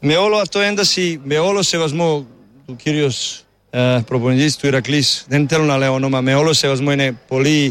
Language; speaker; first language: Greek; non-native, learner; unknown